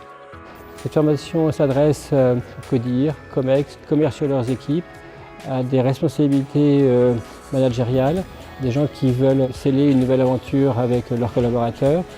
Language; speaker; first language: French; native; French